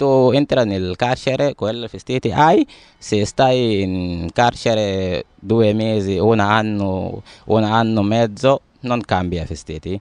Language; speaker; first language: Italian; non-native, learner; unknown